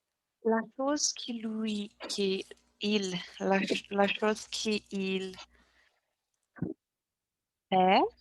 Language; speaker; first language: French; non-native, learner; Portuguese